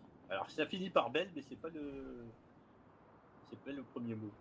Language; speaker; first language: French; native; French